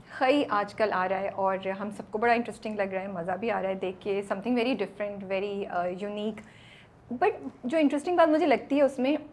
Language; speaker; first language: Urdu; native; Urdu